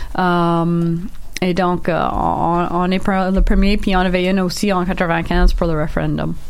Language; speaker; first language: French; non-native, local second language; English